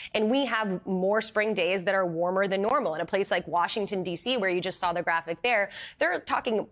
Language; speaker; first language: English; native; English